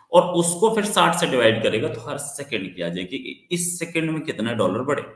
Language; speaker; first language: Hindi; native; Hindi